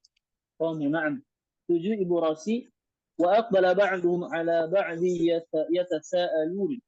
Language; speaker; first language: Arabic; non-native, fluent; Indonesian